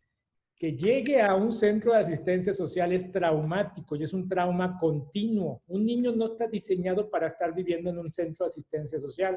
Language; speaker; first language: Spanish; native; Spanish